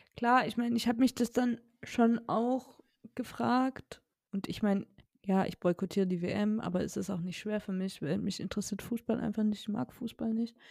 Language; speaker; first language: German; native; German